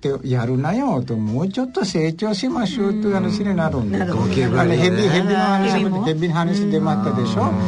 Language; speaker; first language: Japanese; non-native, fluent; Sinhala